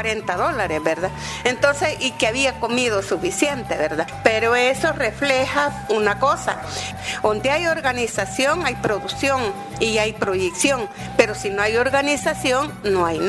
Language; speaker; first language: Spanish; native; Spanish